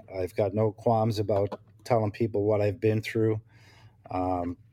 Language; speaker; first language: English; native; English